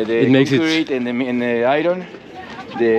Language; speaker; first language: English; non-native, learner; Portuguese